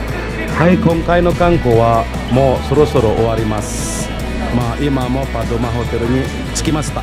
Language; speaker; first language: Japanese; non-native, fluent; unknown